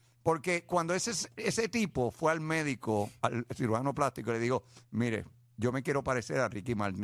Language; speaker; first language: Spanish; native; Spanish